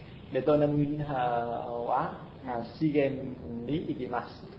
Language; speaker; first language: Japanese; non-native, learner; Vietnamese